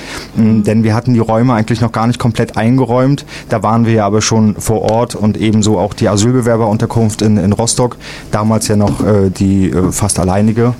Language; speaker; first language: German; native; German